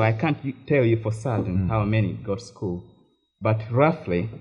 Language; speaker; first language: English; non-native, local second language; Ganda